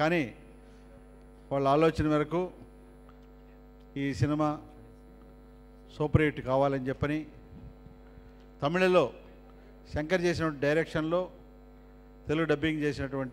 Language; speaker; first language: Telugu; native; Telugu